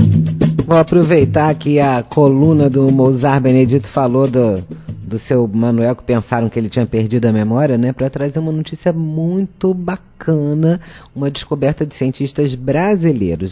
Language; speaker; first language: Portuguese; native; Portuguese